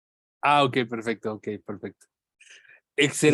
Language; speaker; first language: Spanish; native; Spanish